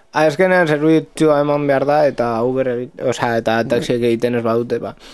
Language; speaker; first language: Basque; non-native, local second language; Spanish